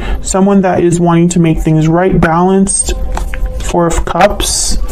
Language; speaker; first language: English; native; English